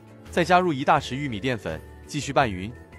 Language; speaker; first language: Chinese; native; Chinese